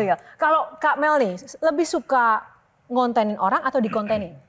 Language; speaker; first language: Indonesian; native; Indonesian